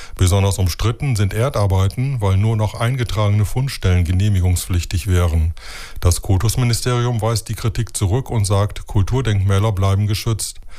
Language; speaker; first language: German; native; German